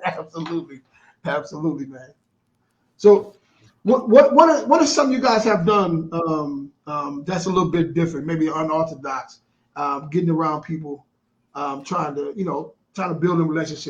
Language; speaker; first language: English; native; English